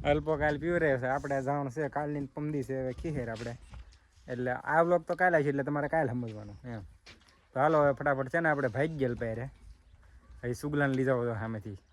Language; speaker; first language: Gujarati; native; Gujarati